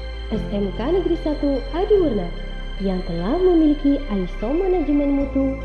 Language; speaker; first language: Indonesian; native; Indonesian